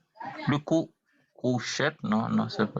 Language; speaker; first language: French; non-native, learner; Haitian Creole